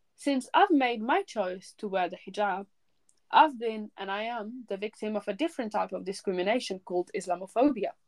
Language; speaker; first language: English; early bilingual, other home language; French